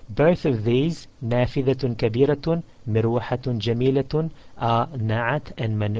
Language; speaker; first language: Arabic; non-native, fluent; English